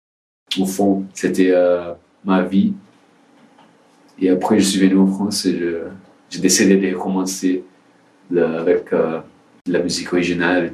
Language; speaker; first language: French; non-native, learner; Portuguese